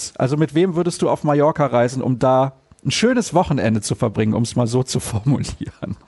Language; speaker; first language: German; native; German